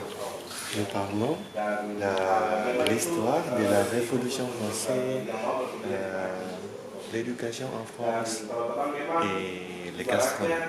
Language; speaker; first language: French; non-native, learner; Indonesian